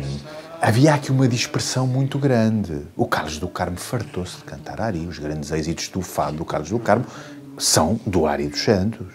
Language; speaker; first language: Portuguese; native; Portuguese